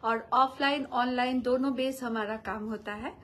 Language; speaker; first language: Hindi; non-native, local second language; Bangla